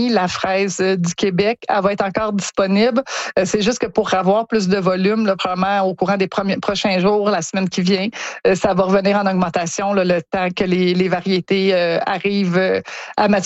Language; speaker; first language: French; native; French